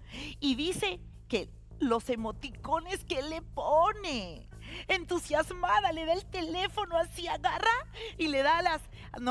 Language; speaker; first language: Spanish; native; Spanish